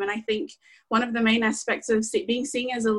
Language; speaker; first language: English; non-native, fluent; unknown